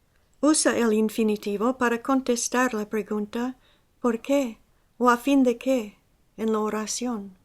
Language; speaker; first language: Spanish; non-native, fluent; English